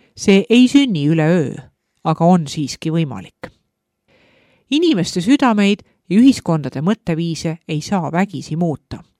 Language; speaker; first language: Estonian; native; Estonian